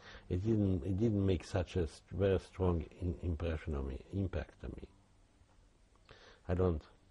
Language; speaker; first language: English; non-native, fluent; Yiddish